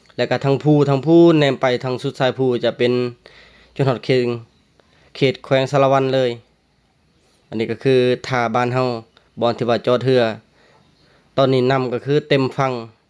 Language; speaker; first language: Lao; native; Lao